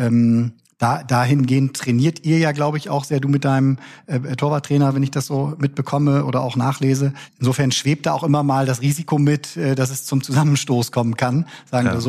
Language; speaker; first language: German; native; German